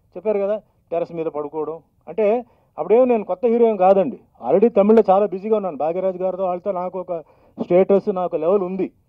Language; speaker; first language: Telugu; non-native, local second language; Tamil